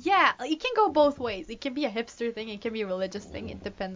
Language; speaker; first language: English; non-native, fluent; Turkish